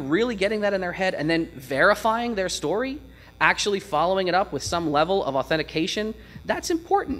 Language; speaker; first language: English; native; English